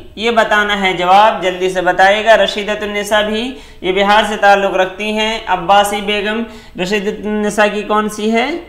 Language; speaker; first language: Urdu; native; Urdu